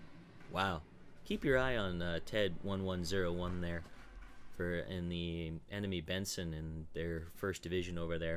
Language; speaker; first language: English; native; English